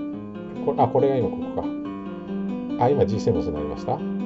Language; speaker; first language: Japanese; native; Japanese